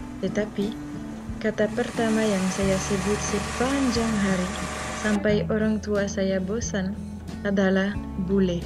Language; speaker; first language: Indonesian; non-native, fluent; French